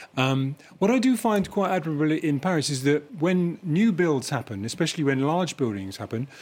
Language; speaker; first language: English; native; English